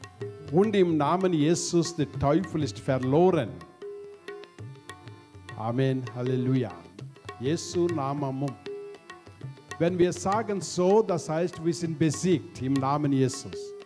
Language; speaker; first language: German; non-native, learner; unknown